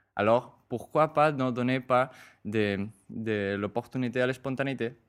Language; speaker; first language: French; non-native, fluent; Spanish